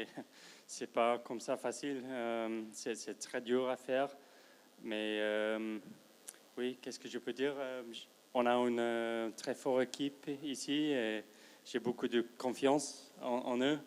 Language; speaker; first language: French; non-native, fluent; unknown